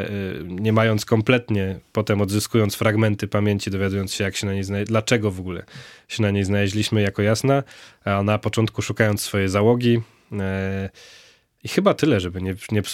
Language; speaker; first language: Polish; native; Polish